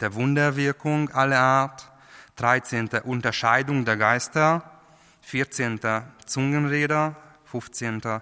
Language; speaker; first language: German; non-native, fluent; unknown